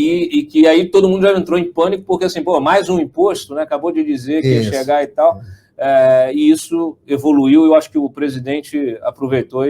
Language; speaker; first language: Portuguese; native; Portuguese